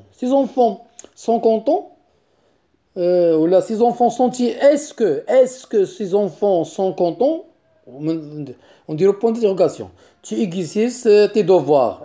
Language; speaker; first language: French; non-native, local second language; Arabic